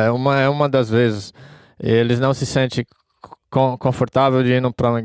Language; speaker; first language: Portuguese; non-native, fluent; English